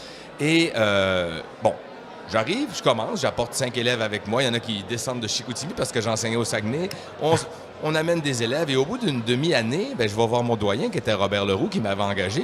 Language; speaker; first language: French; native; French